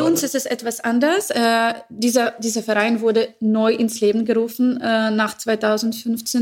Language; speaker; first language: German; non-native, fluent; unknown